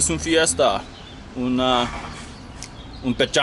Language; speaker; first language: Spanish; non-native, learner; English